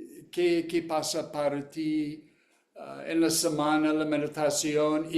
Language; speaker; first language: Spanish; non-native, learner; English